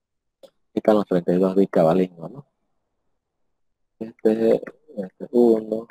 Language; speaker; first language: Spanish; native; Spanish